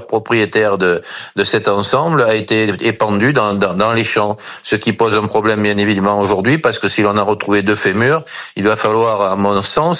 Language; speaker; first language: French; native; French